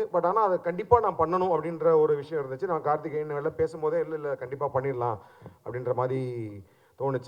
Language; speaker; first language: Tamil; native; Tamil